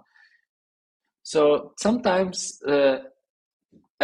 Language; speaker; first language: English; non-native, fluent; Portuguese